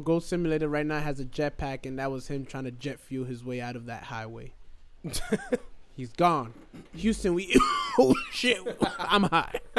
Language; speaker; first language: English; native; English